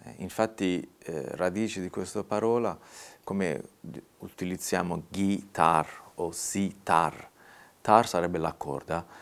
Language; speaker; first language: Italian; non-native, fluent; Persian